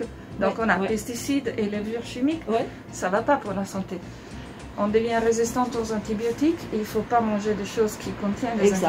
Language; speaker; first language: French; non-native, fluent; Italian